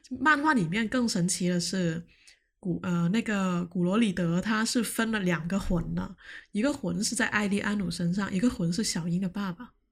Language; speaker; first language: Chinese; non-native, local second language; Cantonese